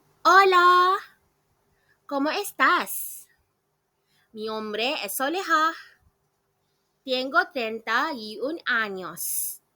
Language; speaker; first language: Spanish; non-native, learner; Malay